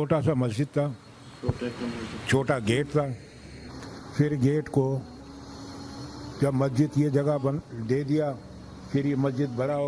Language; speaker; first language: Hindi; non-native, local second language; Bangla